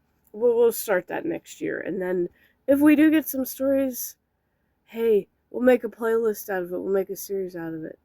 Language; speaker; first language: English; native; English